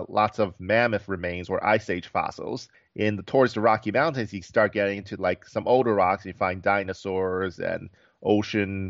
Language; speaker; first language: English; native; English